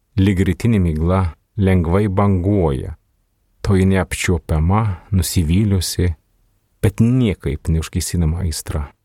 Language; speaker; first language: Lithuanian; non-native, fluent; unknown